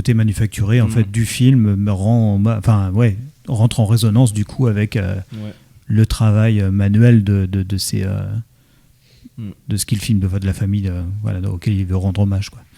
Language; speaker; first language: French; native; French